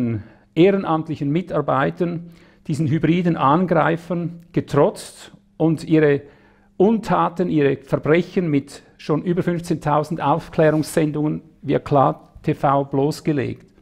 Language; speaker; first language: German; native; German